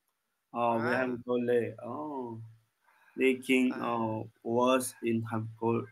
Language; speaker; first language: English; non-native, learner; Chinese